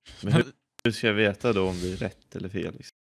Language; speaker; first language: Swedish; native; Swedish